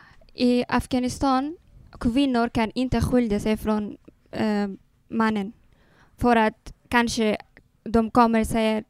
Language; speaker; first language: Swedish; non-native, learner; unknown